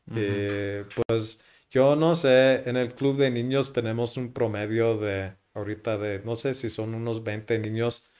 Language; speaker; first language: Spanish; non-native, fluent; English